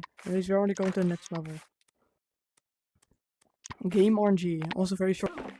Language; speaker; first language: English; non-native, fluent; Dutch